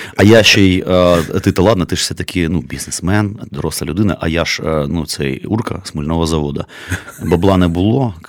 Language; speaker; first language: Ukrainian; native; Ukrainian